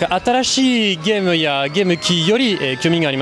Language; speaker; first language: Japanese; non-native, learner; French